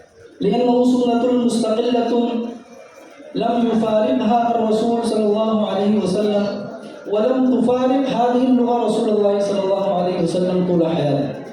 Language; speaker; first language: Arabic; non-native, fluent; Urdu